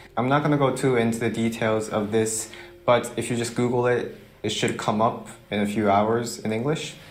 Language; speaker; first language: English; early bilingual, other home language; Japanese